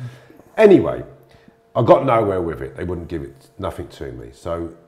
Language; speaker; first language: English; native; English